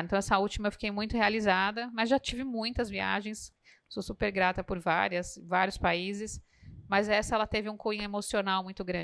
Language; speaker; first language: Portuguese; native; Portuguese